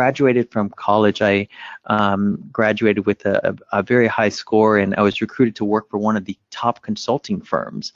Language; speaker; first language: English; early bilingual, other home language; Vietnamese